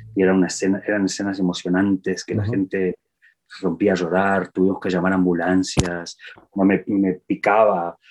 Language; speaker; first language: Spanish; native; Spanish